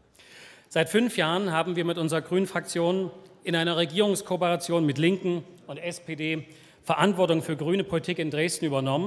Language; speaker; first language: German; native; German